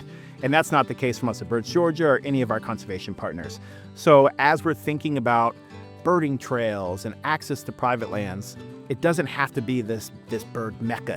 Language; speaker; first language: English; native; English